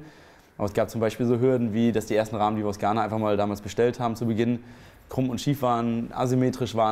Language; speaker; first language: German; native; German